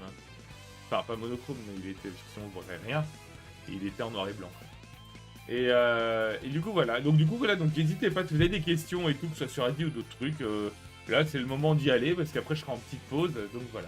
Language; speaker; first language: French; native; French